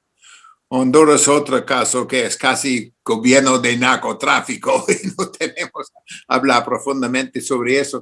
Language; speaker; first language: Spanish; non-native, fluent; English